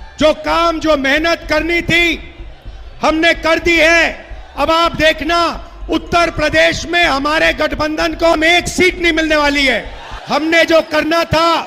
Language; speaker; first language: Hindi; native; Hindi